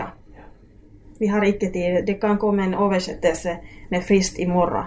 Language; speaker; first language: Swedish; non-native, local second language; Finnish